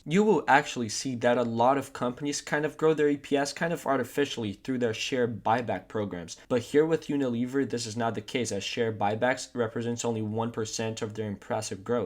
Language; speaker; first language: English; non-native, fluent; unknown